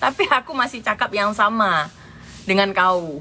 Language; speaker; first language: Indonesian; native; Indonesian